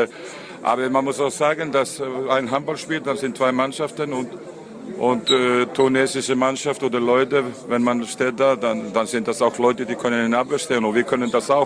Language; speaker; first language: German; non-native, fluent; Icelandic